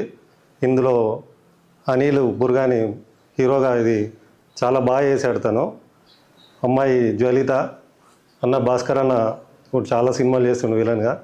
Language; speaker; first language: Telugu; native; Telugu